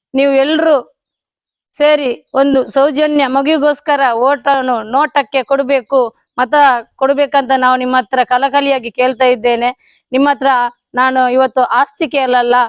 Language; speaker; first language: Kannada; native; Kannada